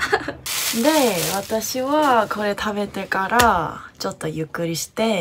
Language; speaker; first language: Japanese; non-native, learner; Korean